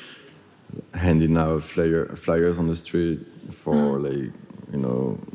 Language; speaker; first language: English; non-native, fluent; French